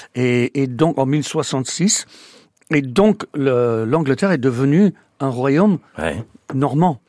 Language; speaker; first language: French; non-native, fluent; English